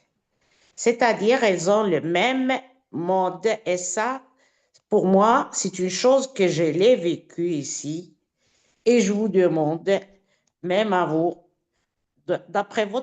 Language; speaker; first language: French; non-native, fluent; Italian